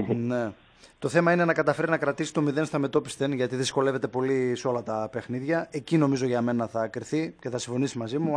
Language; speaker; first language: Greek; native; Greek